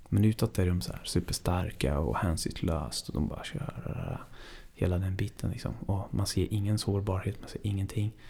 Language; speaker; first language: Swedish; non-native, fluent; Persian